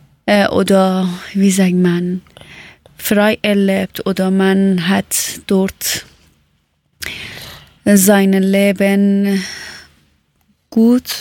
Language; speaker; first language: German; non-native, learner; Persian